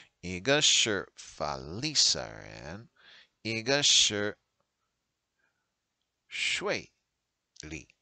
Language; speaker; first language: Chinese; non-native, learner; English